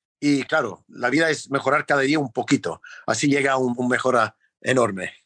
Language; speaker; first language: Spanish; non-native, fluent; English